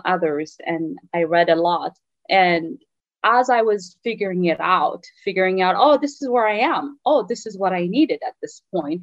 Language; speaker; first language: English; non-native, fluent; Tigrinya